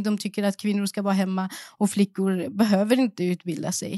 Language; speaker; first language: Swedish; early bilingual, other home language; Persian